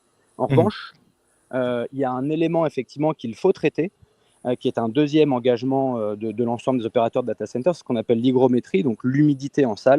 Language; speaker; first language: French; native; French